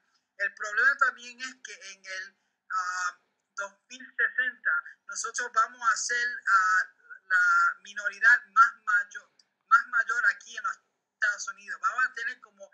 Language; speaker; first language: Spanish; early bilingual, heritage; Spanish